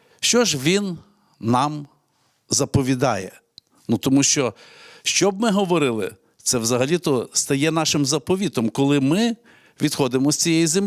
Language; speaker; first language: Ukrainian; native; Ukrainian